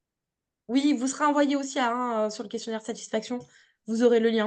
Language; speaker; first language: French; native; French